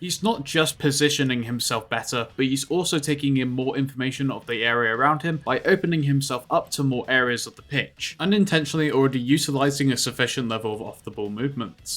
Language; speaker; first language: English; native; English